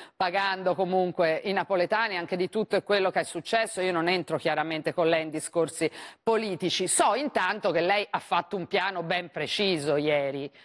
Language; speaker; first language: Italian; native; Italian